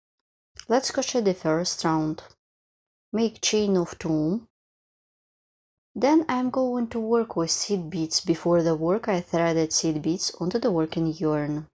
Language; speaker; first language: English; non-native, fluent; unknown